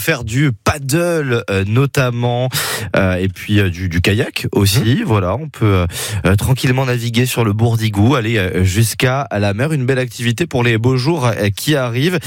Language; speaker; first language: French; native; French